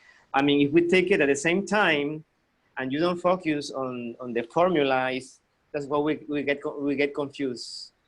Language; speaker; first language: English; non-native, fluent; Spanish